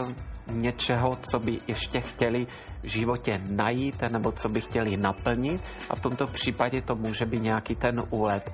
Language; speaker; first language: Czech; native; Czech